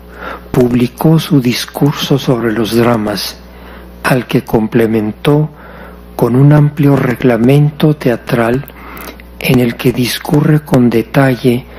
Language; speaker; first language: Spanish; native; Spanish